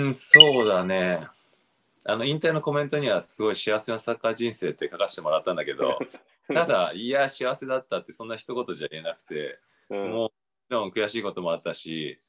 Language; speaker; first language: Japanese; native; Japanese